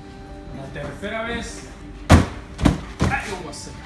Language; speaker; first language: Spanish; non-native, fluent; Chinese